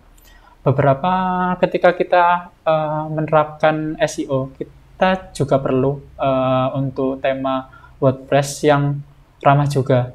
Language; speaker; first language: Indonesian; native; Indonesian